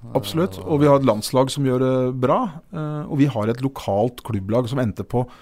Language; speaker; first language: Norwegian; native; Norwegian